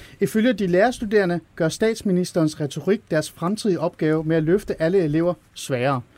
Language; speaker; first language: Danish; early bilingual, other home language; Persian